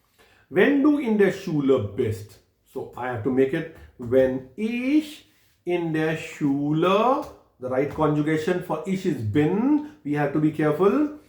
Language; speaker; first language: German; non-native, fluent; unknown